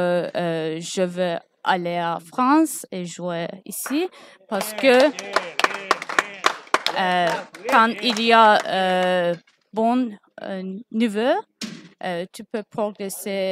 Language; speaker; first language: French; non-native, learner; Turkish